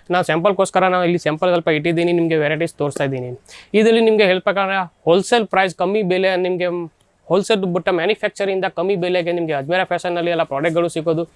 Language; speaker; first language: Kannada; non-native, learner; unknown